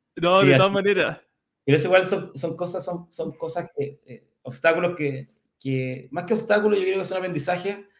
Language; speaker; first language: Spanish; native; Spanish